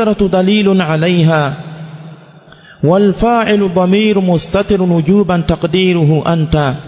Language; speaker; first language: Arabic; non-native, fluent; Swahili